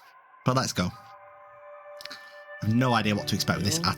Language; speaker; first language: English; native; English